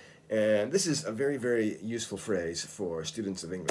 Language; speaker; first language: English; native; English